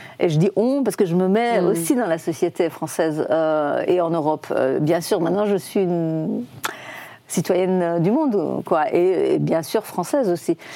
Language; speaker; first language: French; non-native, fluent; Persian